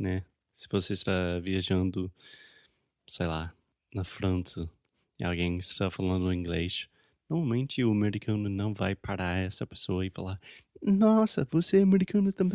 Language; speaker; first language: Portuguese; non-native, fluent; English